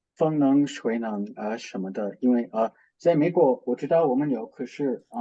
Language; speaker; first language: Chinese; non-native, learner; English